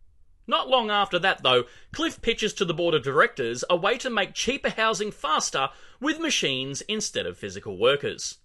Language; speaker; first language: English; native; English